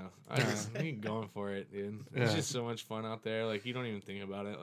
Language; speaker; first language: English; native; English